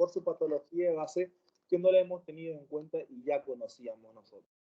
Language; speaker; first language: Spanish; native; Spanish